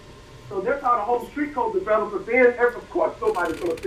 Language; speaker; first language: English; native; English